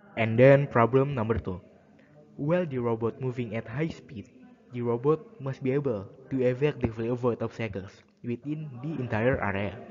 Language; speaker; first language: English; non-native, learner; Indonesian